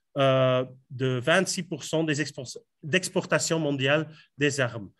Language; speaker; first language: French; non-native, fluent; Dutch